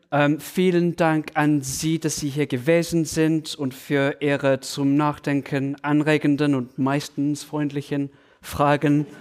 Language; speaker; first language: German; non-native, fluent; English